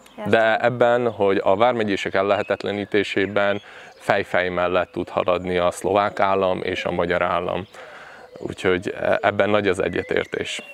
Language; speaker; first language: Hungarian; native; Hungarian